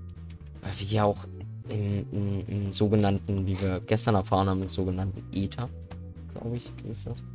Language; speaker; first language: German; native; German